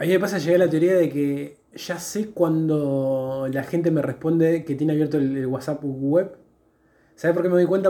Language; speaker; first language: Spanish; native; Spanish